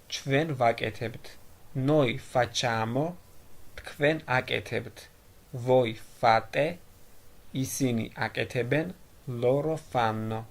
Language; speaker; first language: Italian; non-native, fluent; Georgian